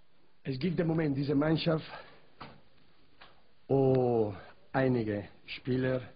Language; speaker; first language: German; non-native, learner; Italian